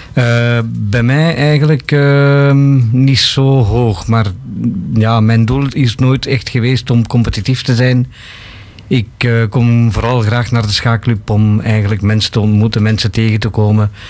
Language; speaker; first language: Dutch; non-native, fluent; Bangla